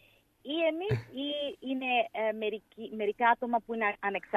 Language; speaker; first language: Greek; early bilingual, heritage; English